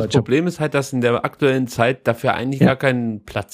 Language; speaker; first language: German; native; German